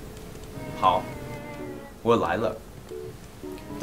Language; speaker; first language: Chinese; non-native, learner; English